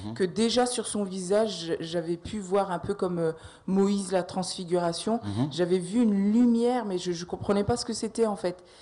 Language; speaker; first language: French; native; French